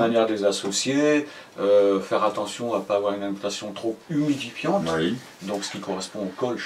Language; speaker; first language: French; native; French